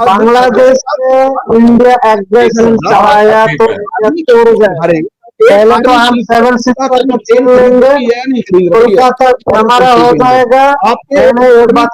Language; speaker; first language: Hindi; non-native, learner; Bangla